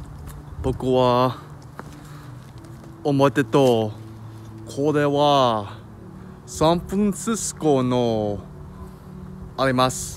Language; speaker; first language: Japanese; non-native, learner; English